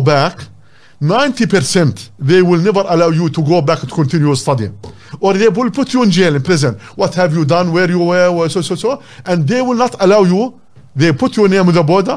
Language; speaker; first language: English; non-native, learner; Arabic